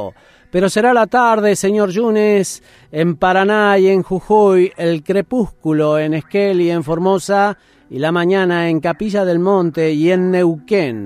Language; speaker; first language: Spanish; native; Spanish